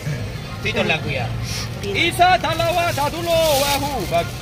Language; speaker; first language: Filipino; non-native, learner; Korean